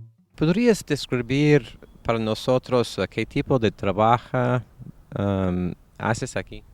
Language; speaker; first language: Spanish; non-native, learner; English